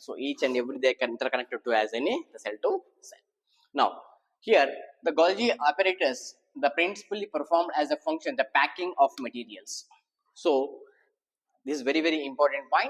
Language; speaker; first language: English; non-native, local second language; Telugu